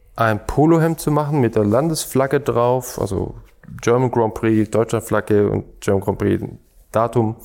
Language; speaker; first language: German; native; German